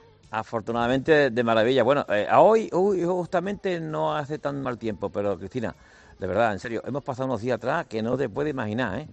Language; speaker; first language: Spanish; native; Spanish